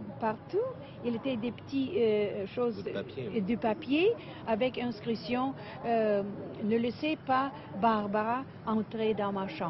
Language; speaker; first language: French; non-native, fluent; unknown